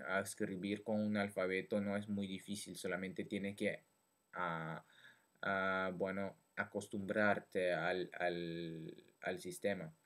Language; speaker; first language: Spanish; non-native, fluent; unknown